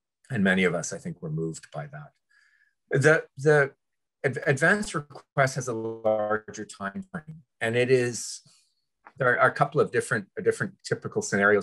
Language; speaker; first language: English; early bilingual, other home language; French